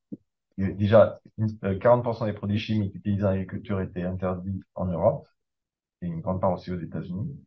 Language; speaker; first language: French; native; French